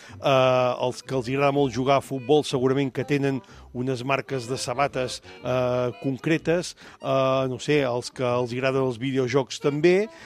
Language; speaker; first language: Catalan; native; Catalan